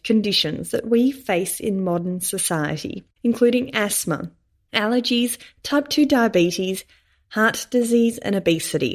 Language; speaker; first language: English; native; English